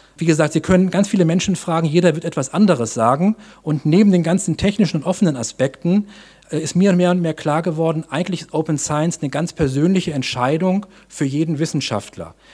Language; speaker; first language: German; native; German